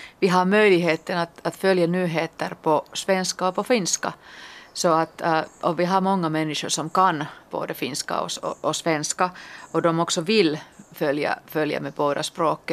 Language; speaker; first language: Swedish; non-native, local second language; Finnish